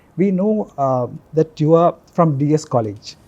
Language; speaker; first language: English; non-native, local second language; Sinhala